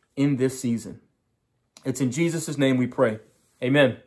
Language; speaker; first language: English; native; English